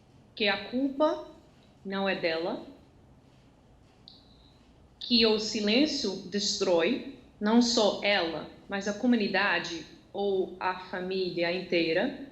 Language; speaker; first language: Portuguese; non-native, fluent; Dutch